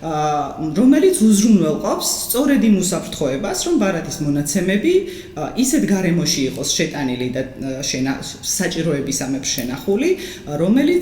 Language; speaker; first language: Georgian; native; Georgian